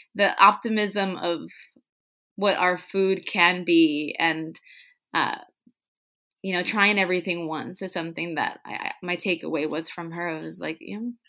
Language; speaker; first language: English; non-native, fluent; Spanish